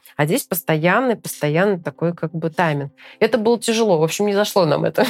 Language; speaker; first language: Russian; native; Russian